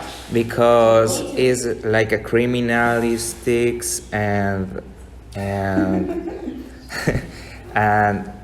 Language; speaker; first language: English; non-native, learner; Spanish